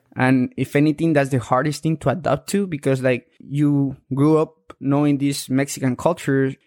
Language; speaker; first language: English; non-native, fluent; Spanish